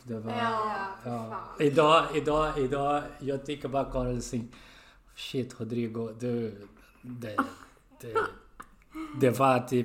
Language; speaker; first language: Swedish; non-native, learner; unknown